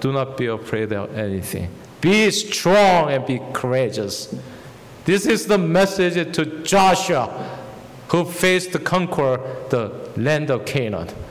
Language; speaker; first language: English; non-native, fluent; Korean